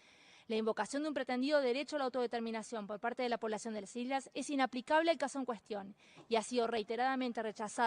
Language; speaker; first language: Spanish; native; Spanish